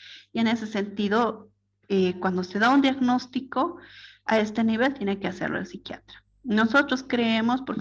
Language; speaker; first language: Spanish; native; Spanish